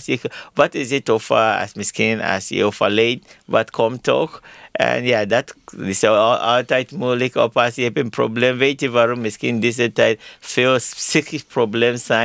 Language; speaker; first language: Dutch; non-native, learner; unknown